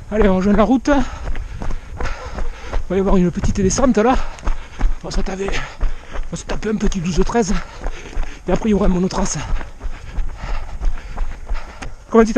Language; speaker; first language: French; native; French